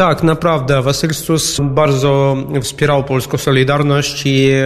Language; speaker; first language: Polish; non-native, fluent; Ukrainian